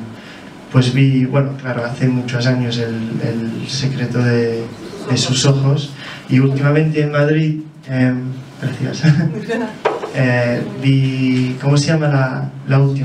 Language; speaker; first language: Spanish; non-native, fluent; English